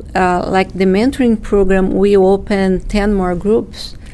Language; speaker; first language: English; non-native, fluent; Portuguese